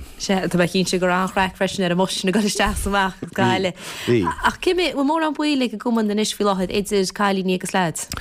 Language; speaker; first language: Irish; native; Irish